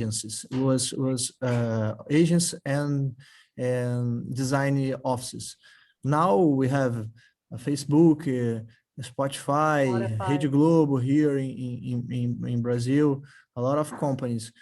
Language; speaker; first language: English; non-native, fluent; Portuguese